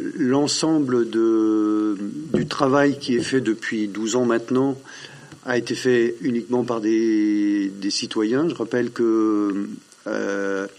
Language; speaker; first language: French; native; French